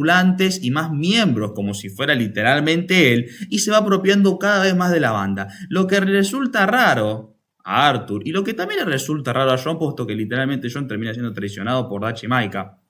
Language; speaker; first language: Spanish; native; Spanish